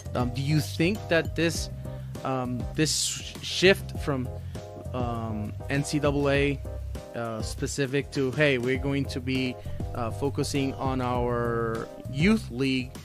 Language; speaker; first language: English; non-native, local second language; Spanish